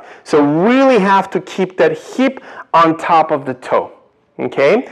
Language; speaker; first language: English; non-native, fluent; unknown